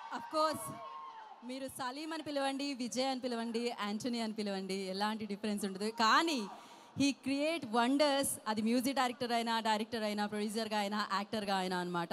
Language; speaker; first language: Telugu; native; Telugu